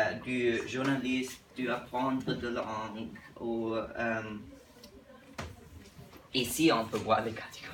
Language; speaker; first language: French; non-native, learner; English